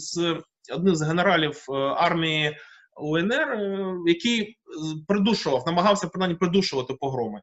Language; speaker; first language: Ukrainian; native; Ukrainian